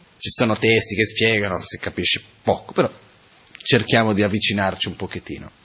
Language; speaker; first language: Italian; non-native, fluent; Portuguese